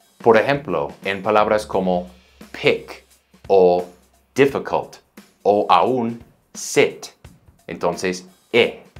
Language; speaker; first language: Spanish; non-native, fluent; English